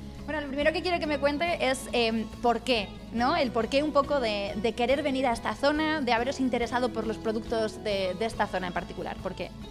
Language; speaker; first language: Spanish; native; Spanish